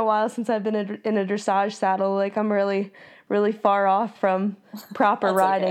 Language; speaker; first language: English; native; English